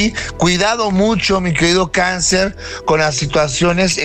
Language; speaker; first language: Spanish; native; Spanish